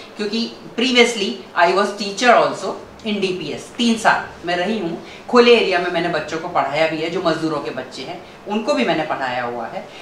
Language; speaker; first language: Hindi; non-native, local second language; Gujarati